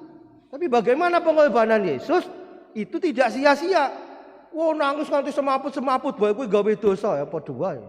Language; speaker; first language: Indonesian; non-native, local second language; Javanese